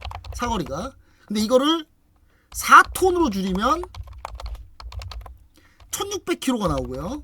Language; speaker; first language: Korean; native; Korean